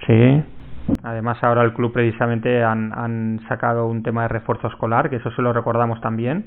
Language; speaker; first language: Spanish; native; Spanish